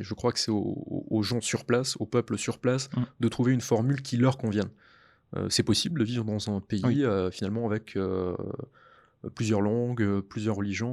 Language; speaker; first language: French; native; French